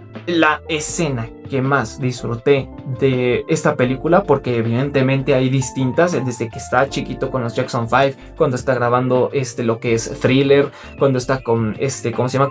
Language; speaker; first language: Spanish; native; Spanish